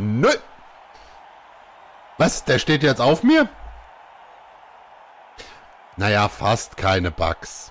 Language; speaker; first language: German; native; German